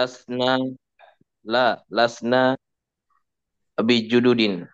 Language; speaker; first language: Arabic; non-native, learner; Indonesian